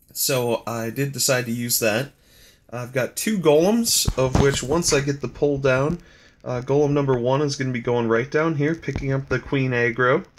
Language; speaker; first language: English; native; English